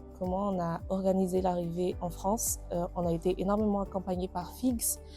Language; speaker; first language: French; non-native, local second language; Malagasy